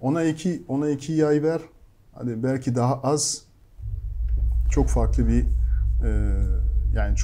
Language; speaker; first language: Turkish; non-native, fluent; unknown